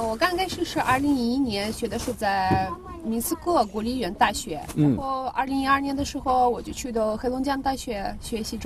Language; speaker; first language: Chinese; non-native, fluent; Russian